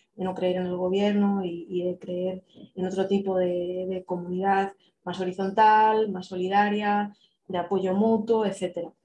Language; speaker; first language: Spanish; native; Spanish